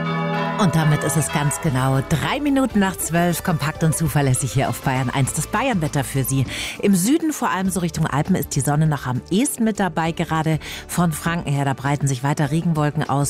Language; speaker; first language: German; native; German